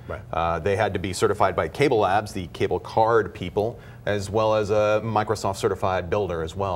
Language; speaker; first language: English; native; English